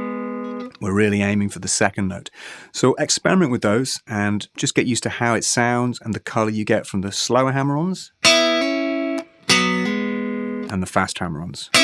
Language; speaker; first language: English; native; English